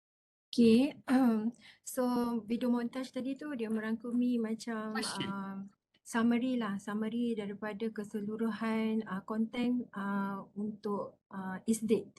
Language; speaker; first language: Malay; native; Malay